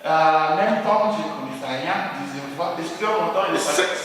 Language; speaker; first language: French; non-native, learner; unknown